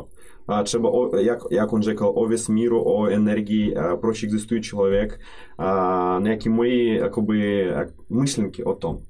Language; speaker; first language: Czech; non-native, learner; Russian